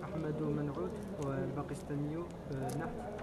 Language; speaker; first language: Arabic; non-native, learner; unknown